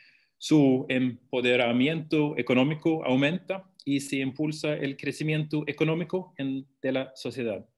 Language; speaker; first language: Spanish; non-native, fluent; Swedish